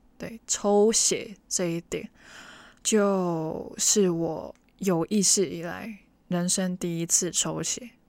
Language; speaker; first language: Chinese; non-native, local second language; Cantonese